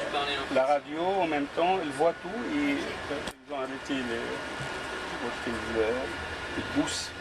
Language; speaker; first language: French; non-native, fluent; Arabic